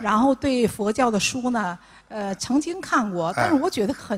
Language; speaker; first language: Chinese; native; Chinese